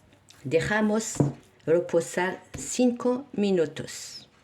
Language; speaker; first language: Spanish; non-native, learner; Arabic